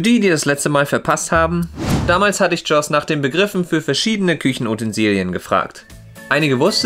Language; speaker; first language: German; native; German